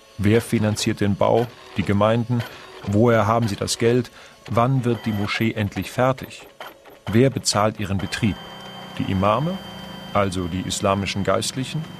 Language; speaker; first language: German; non-native, fluent; Persian